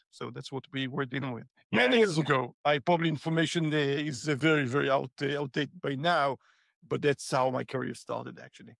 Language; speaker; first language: English; non-native, fluent; Hebrew